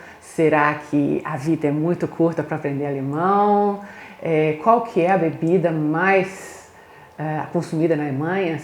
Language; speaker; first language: Portuguese; native; Portuguese